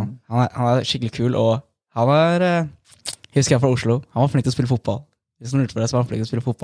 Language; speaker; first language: Norwegian; native; Norwegian